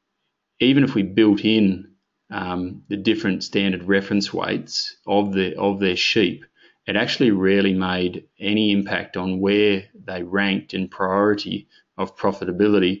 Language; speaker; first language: English; native; English